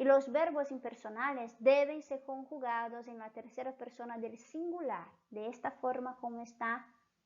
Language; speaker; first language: Spanish; non-native, fluent; Portuguese